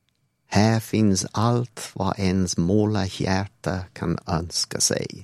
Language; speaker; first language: Swedish; non-native, fluent; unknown